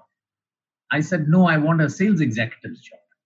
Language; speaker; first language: English; non-native, local second language; Malayalam